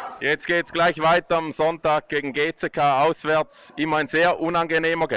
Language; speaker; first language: German; native; German